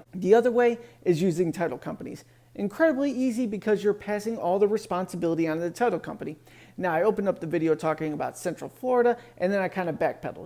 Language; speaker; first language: English; native; English